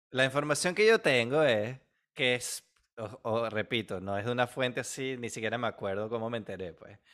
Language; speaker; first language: Spanish; native; Spanish